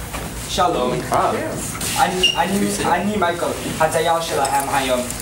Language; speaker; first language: Hebrew; non-native, learner; English